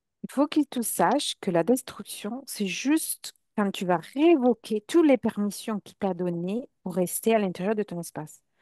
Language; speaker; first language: French; non-native, fluent; Italian